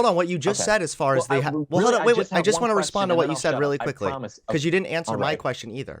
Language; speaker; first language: English; native; English